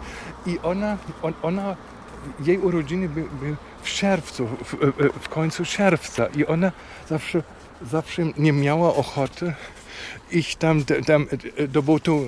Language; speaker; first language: Polish; non-native, fluent; German